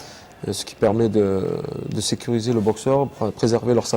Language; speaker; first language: French; native; French